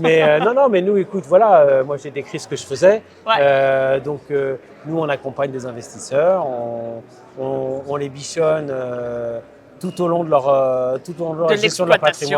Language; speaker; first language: French; native; French